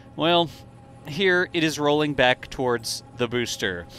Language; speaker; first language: English; native; English